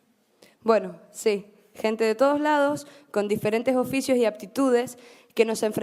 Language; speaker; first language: Spanish; native; Spanish